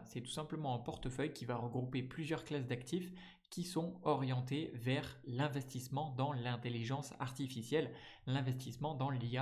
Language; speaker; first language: French; native; French